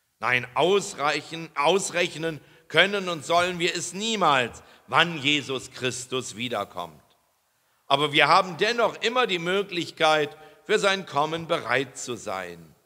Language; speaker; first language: German; native; German